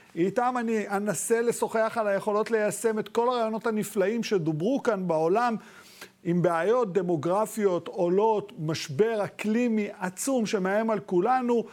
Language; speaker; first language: Hebrew; native; Hebrew